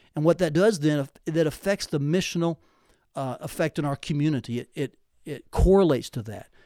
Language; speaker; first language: English; native; English